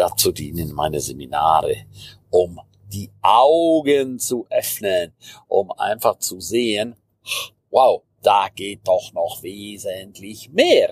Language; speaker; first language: German; native; German